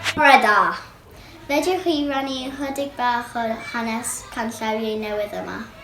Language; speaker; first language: Welsh; non-native, local second language; English